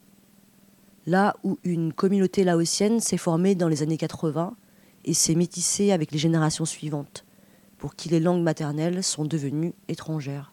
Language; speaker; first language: French; native; French